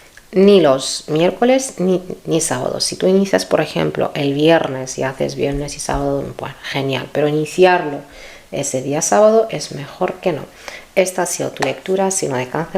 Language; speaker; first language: Spanish; native; Spanish